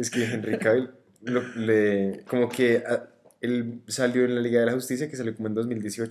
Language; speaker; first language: Spanish; native; Spanish